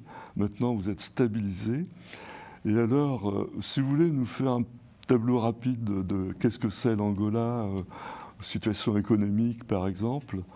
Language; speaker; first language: French; native; French